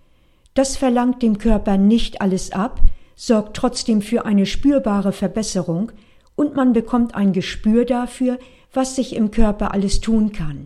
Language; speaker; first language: German; native; German